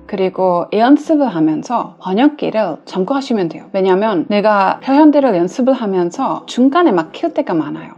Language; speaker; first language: Korean; non-native, fluent; English